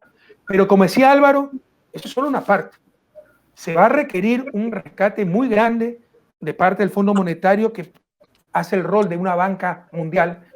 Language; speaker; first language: Spanish; native; Spanish